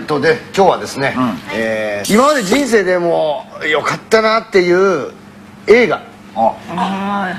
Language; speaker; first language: Japanese; native; Japanese